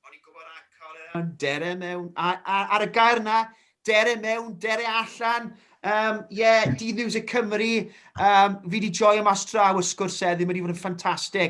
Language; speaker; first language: Welsh; native; Welsh